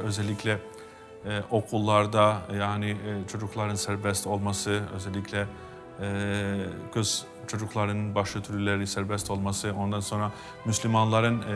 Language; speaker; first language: Turkish; non-native, fluent; Albanian